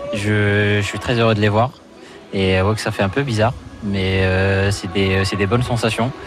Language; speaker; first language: French; native; French